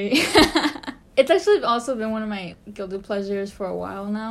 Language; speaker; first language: English; early bilingual, other home language; Spanish